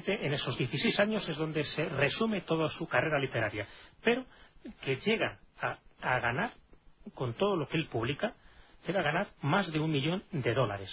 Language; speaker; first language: Spanish; native; Spanish